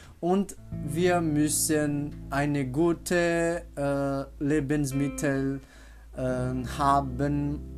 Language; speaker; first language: German; non-native, learner; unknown